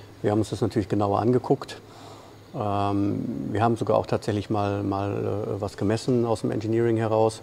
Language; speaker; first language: German; native; German